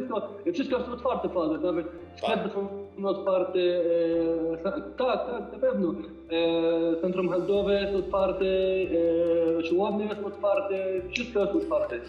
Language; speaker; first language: Polish; non-native, fluent; Arabic